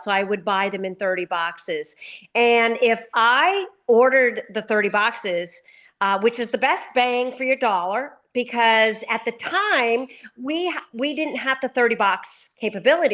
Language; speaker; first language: English; native; English